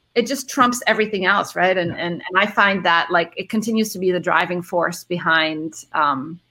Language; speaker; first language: English; early bilingual, other home language; Arabic